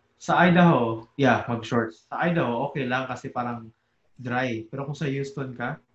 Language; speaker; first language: Filipino; native; Filipino